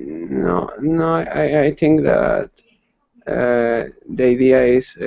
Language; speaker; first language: English; non-native, learner; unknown